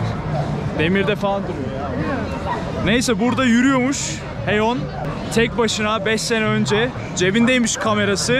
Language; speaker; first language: Turkish; native; Turkish